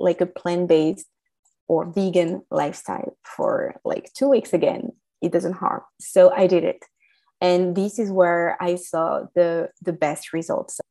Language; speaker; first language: English; non-native, fluent; French